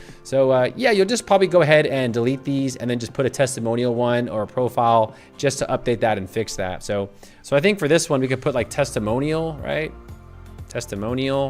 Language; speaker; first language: English; native; English